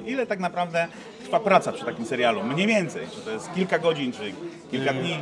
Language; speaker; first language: Polish; native; Polish